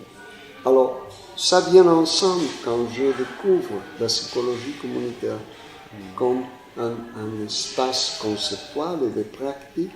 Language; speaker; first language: French; non-native, fluent; Spanish